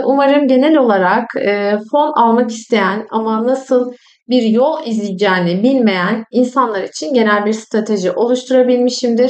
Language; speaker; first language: Turkish; native; Turkish